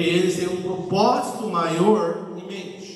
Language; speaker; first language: Portuguese; native; Portuguese